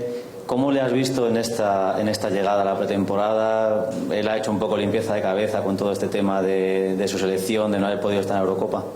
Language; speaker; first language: Spanish; native; Spanish